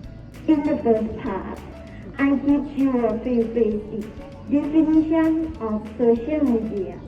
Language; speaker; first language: English; non-native, learner; Thai